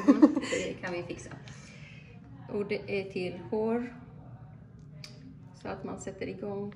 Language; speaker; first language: Swedish; non-native, fluent; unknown